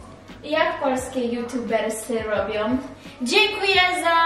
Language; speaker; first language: Polish; early bilingual, heritage; English